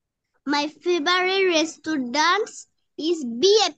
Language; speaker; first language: English; non-native, learner; Bangla